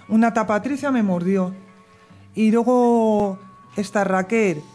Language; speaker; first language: Spanish; native; Spanish